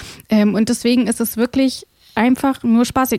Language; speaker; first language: German; native; German